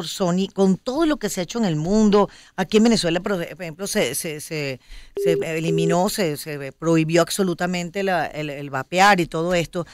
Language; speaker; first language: Spanish; native; Spanish